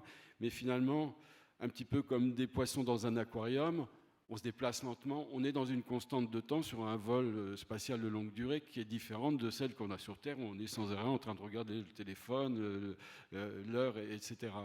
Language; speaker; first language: French; native; French